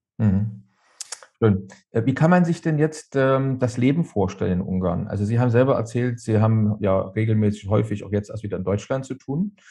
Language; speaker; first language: German; native; German